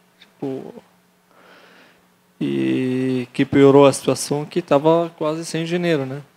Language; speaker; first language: Portuguese; non-native, learner; Arabic